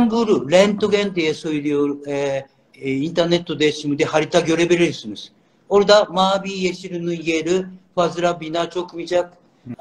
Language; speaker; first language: Turkish; non-native, learner; Japanese